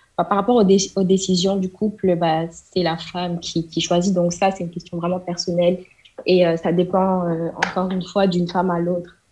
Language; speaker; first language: French; non-native, local second language; Wolof